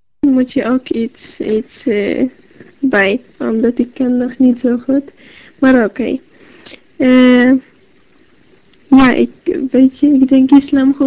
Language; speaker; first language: Dutch; non-native, learner; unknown